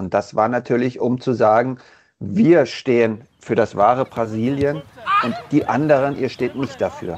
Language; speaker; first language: German; native; German